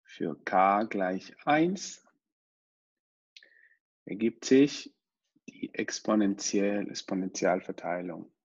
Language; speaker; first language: German; non-native, fluent; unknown